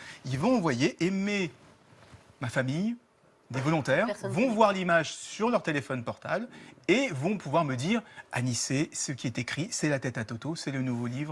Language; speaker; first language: French; native; French